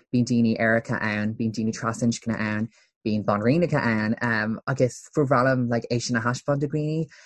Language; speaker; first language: Irish; native; Irish